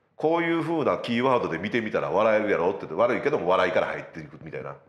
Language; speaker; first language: Japanese; native; Japanese